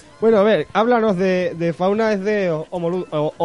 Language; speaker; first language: Spanish; native; Spanish